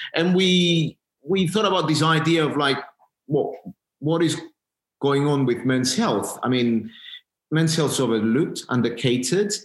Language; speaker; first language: English; non-native, fluent; Greek